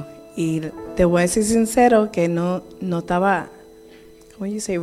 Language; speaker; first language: Spanish; early bilingual, heritage; Spanish